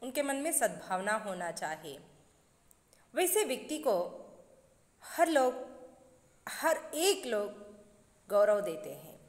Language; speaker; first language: Hindi; non-native, local second language; Kannada